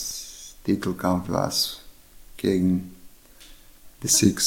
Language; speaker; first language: German; non-native, fluent; Chechen